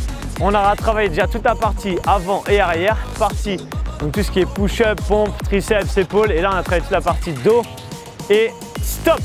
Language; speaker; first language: French; native; French